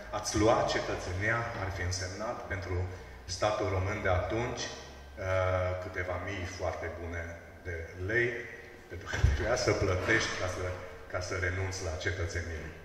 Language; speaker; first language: Romanian; non-native, local second language; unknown